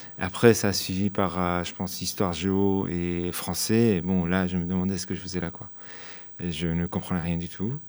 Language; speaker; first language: French; non-native, fluent; Persian